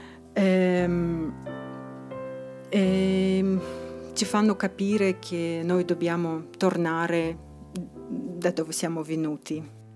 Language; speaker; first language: Italian; non-native, fluent; Russian